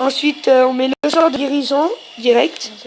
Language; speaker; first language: French; native; French